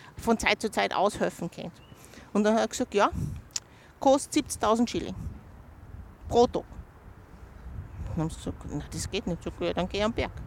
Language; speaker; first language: German; native; German